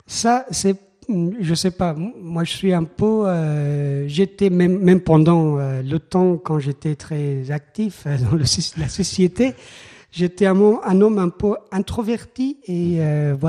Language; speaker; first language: French; non-native, fluent; Persian